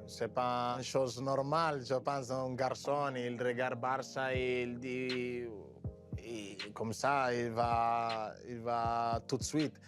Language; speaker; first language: French; non-native, learner; Spanish